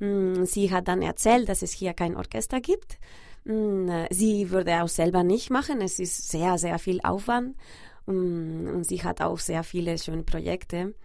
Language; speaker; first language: German; non-native, fluent; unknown